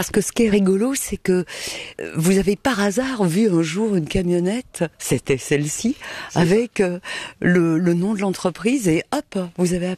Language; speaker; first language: French; native; French